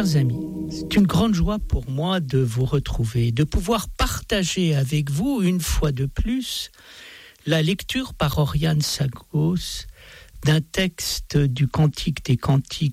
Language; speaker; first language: French; native; French